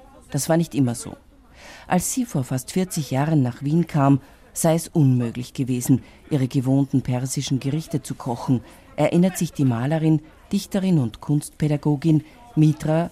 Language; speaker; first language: German; native; German